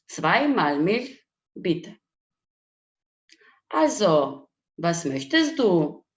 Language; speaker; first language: German; non-native, fluent; Macedonian